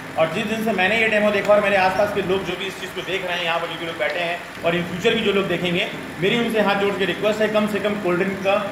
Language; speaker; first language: Hindi; native; Hindi